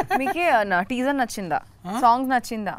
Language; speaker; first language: Telugu; non-native, learner; Bangla